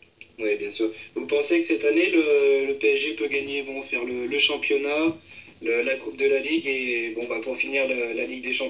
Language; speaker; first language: French; native; French